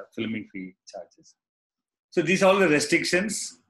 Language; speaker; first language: English; non-native, local second language; Tamil